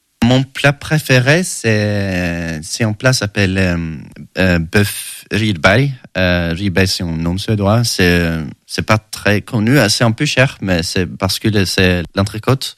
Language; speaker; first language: French; non-native, learner; Swedish